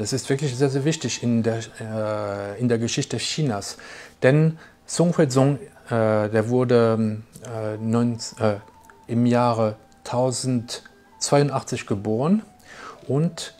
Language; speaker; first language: German; non-native, fluent; French